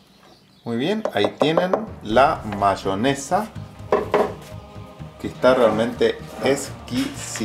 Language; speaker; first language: Spanish; native; Spanish